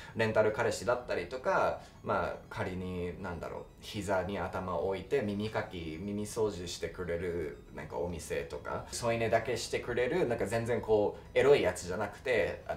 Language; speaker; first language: Japanese; non-native, fluent; English